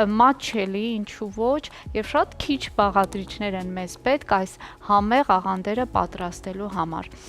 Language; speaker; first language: Armenian; native; Armenian